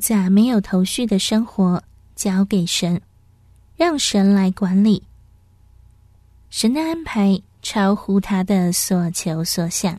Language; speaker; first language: Chinese; native; Chinese